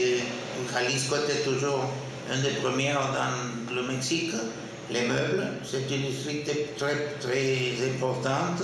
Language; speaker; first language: French; non-native, fluent; Spanish